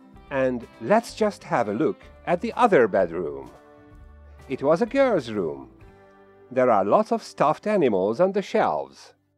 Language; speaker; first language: English; non-native, fluent; Hungarian